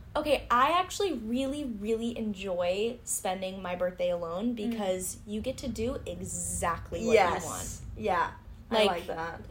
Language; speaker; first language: English; native; English